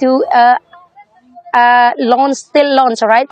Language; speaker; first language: English; non-native, learner; Indonesian